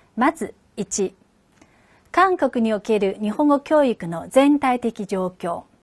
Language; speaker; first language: Japanese; non-native, fluent; Chinese